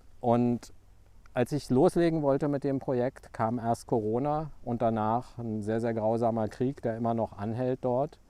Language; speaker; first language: German; native; German